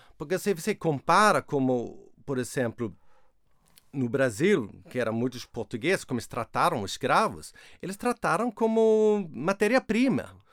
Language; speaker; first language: Portuguese; non-native, fluent; Swedish